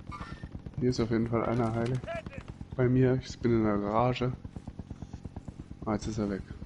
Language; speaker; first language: German; native; German